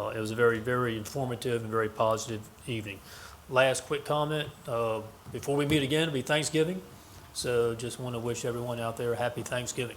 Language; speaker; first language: English; native; English